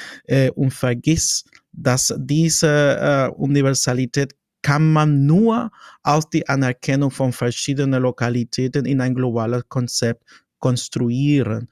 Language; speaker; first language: German; non-native, fluent; Spanish